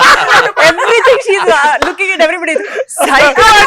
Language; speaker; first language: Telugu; non-native, fluent; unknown